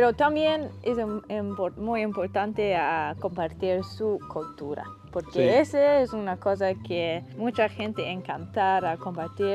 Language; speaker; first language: Spanish; non-native, learner; English